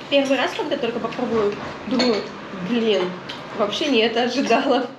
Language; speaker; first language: Russian; native; Russian